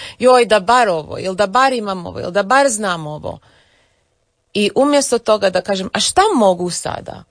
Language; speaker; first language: Croatian; early bilingual, heritage; English